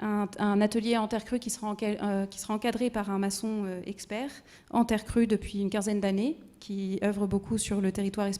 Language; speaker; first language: French; native; French